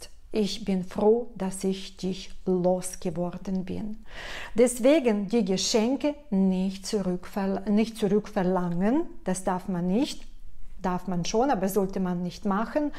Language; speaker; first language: German; non-native, fluent; Russian